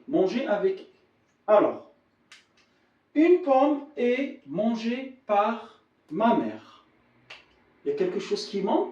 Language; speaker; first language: French; non-native, local second language; Arabic